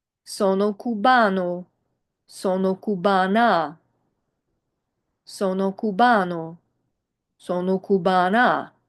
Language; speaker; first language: Italian; non-native, fluent; English